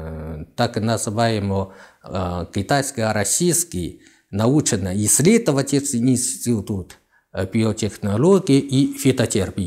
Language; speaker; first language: Russian; non-native, learner; Chinese